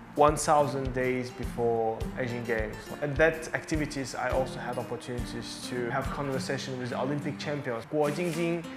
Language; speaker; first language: English; non-native, fluent; Uzbek